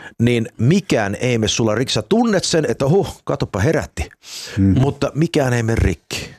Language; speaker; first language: Finnish; early bilingual, heritage; Finnish